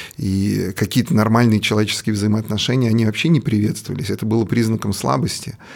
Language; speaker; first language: Russian; native; Russian